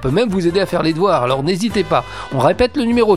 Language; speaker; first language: French; native; French